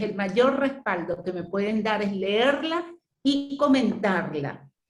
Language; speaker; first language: Spanish; native; Spanish